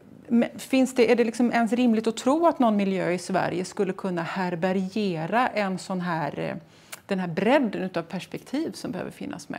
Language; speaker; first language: Swedish; native; Swedish